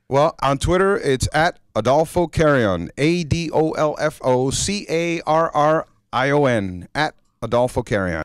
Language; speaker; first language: English; early bilingual, other home language; Spanish